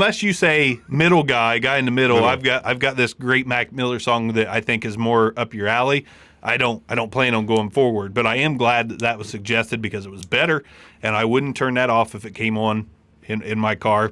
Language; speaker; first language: English; native; English